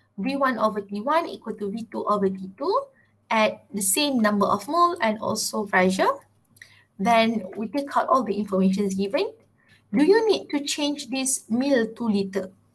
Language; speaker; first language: English; non-native, local second language; Malay